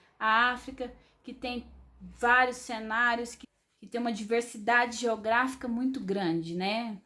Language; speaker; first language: Portuguese; native; Portuguese